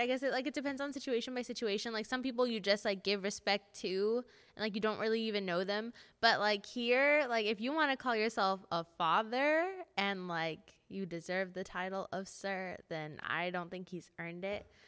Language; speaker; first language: English; early bilingual, other home language; Spanish